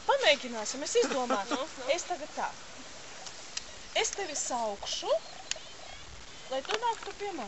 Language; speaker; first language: Latvian; native; Latvian